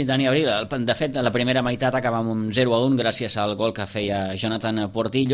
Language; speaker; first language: Catalan; native; Catalan